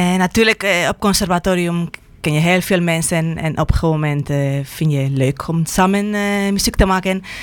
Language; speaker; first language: Dutch; non-native, fluent; Spanish